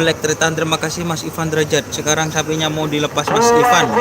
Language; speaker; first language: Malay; non-native, local second language; Madurese